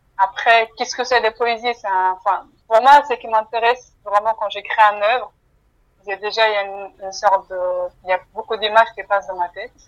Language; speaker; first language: French; non-native, fluent; Mongolian